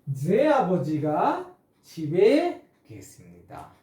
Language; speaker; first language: Korean; non-native, fluent; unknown